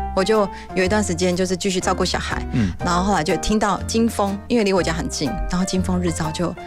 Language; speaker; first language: Chinese; native; Chinese